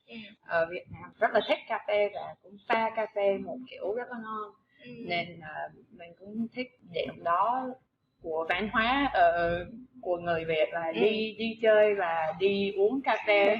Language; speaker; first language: Vietnamese; non-native, fluent; English